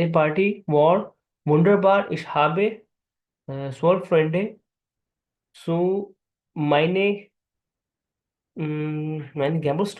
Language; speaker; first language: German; non-native, learner; Urdu